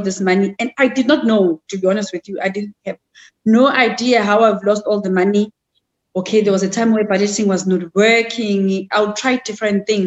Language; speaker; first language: English; non-native, local second language; Zulu